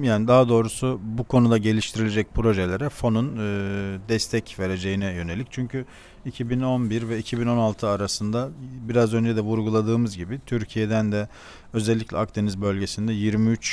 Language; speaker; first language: Turkish; native; Turkish